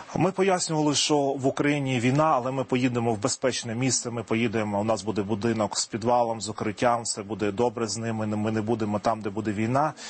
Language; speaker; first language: Ukrainian; native; Ukrainian